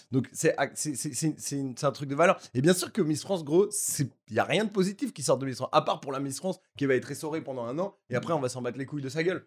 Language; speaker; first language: French; native; French